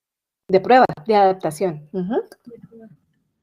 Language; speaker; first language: Spanish; native; Spanish